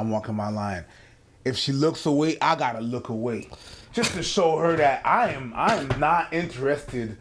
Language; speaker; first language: English; native; English